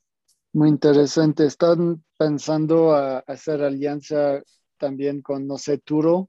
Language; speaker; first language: Spanish; non-native, fluent; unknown